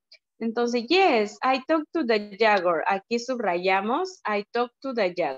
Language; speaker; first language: English; non-native, learner; Spanish